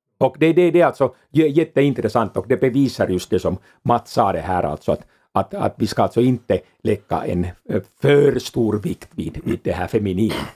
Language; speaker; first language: Swedish; non-native, fluent; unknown